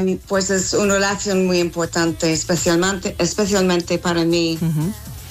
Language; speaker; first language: Spanish; non-native, fluent; English